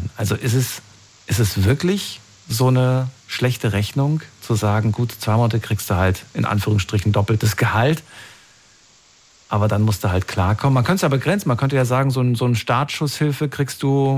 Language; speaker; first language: German; native; German